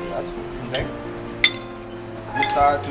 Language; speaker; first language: English; non-native, learner; Spanish